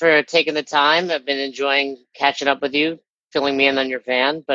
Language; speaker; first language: English; native; English